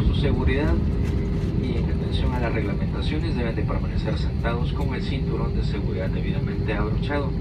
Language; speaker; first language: Spanish; native; Spanish